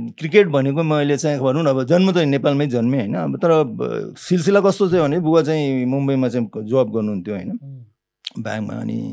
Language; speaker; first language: Nepali; early bilingual, heritage; Nepali